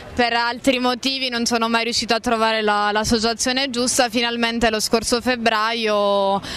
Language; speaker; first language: Italian; native; Italian